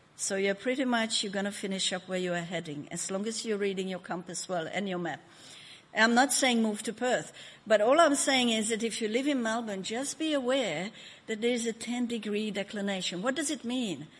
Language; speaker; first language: English; non-native, fluent; Hungarian